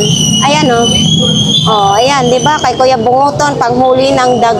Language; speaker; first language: Filipino; native; Filipino